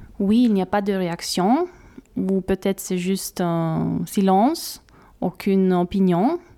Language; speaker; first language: French; non-native, fluent; Romanian